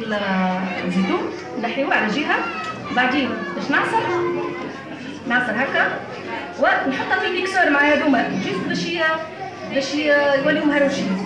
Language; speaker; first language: Arabic; native; Arabic